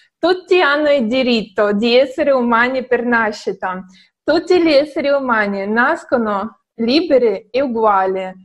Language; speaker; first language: Italian; non-native, fluent; Russian